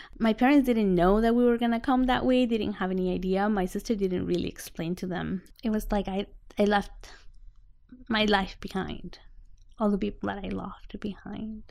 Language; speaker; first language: English; non-native, fluent; Spanish